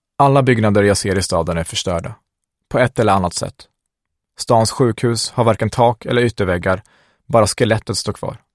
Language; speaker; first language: Swedish; early bilingual, other home language; Kurdish